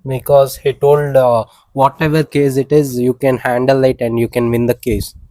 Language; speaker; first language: English; non-native, local second language; Kannada